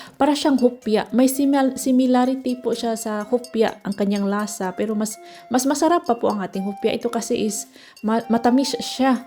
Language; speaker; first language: Filipino; non-native, local second language; Cebuano